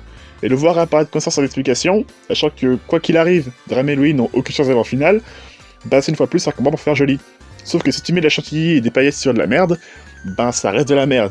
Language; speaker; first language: French; native; French